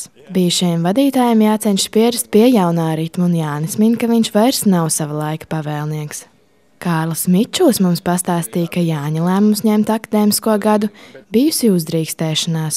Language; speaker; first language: Latvian; native; Latvian